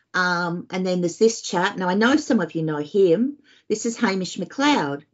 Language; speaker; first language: English; native; English